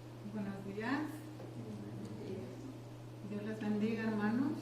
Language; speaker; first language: Spanish; native; Spanish